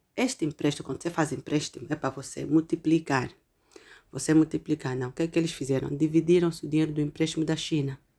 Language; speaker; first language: Portuguese; native; Portuguese